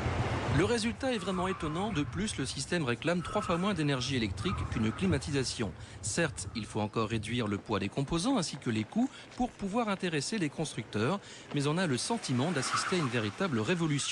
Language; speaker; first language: French; native; French